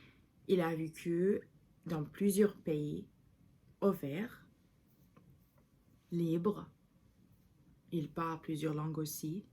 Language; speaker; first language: French; non-native, fluent; English